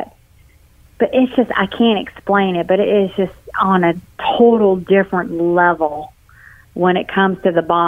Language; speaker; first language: English; native; English